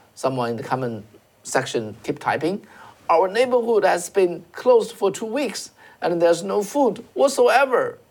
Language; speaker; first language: English; non-native, fluent; Chinese